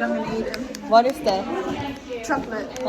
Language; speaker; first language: English; non-native, learner; Korean